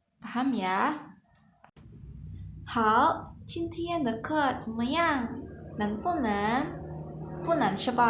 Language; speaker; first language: Chinese; non-native, learner; Indonesian